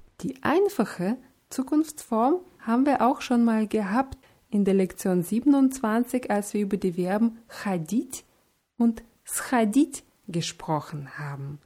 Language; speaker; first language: German; non-native, fluent; Russian